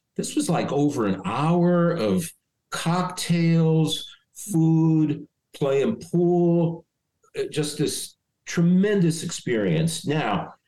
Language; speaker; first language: English; native; English